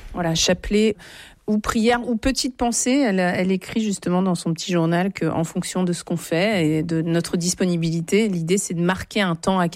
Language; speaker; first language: French; native; French